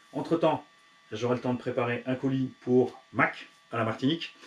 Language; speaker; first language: French; native; French